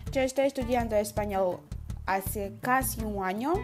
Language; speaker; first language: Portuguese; non-native, fluent; Udmurt